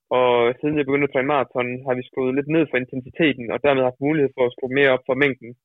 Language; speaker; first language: Danish; early bilingual, other home language; Dutch